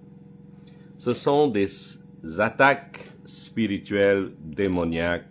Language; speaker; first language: French; non-native, fluent; Khmer